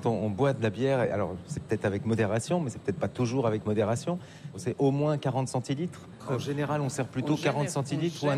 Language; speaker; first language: French; native; French